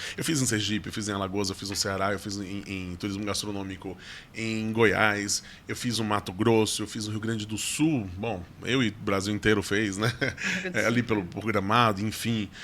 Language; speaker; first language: Portuguese; native; Portuguese